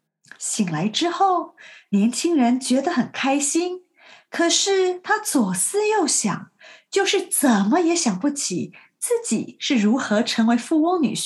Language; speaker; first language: Chinese; native; Chinese